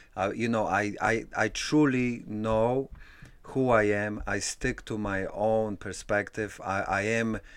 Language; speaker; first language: English; early bilingual, other home language; Polish